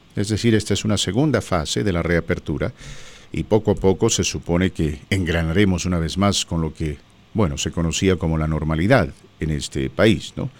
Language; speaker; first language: Spanish; native; Spanish